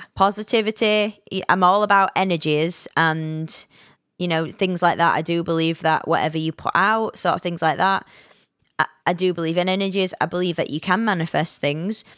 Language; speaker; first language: English; native; English